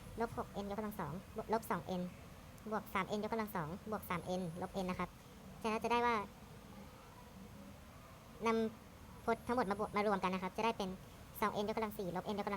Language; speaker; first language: Thai; native; Thai